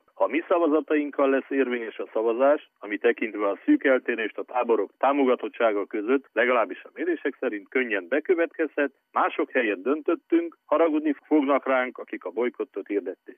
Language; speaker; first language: Hungarian; native; Hungarian